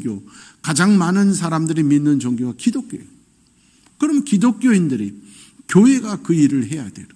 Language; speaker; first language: Korean; native; Korean